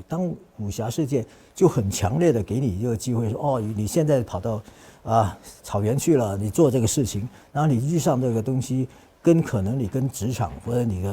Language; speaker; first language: Chinese; non-native, fluent; Cantonese